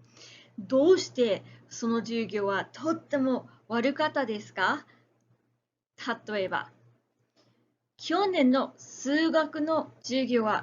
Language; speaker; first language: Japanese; non-native, fluent; English